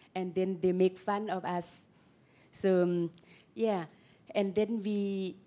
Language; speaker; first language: English; non-native, learner; Lao